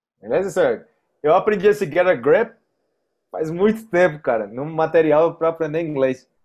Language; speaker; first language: Portuguese; native; Portuguese